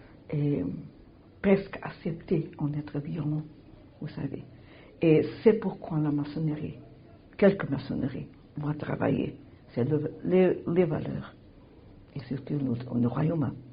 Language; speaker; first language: French; non-native, learner; Portuguese